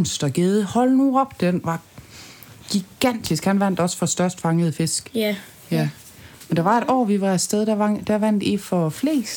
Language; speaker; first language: Danish; native; Danish